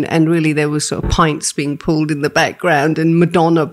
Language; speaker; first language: English; native; English